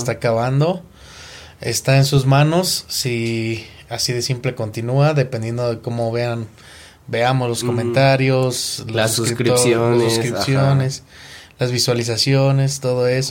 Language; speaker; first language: Spanish; native; Spanish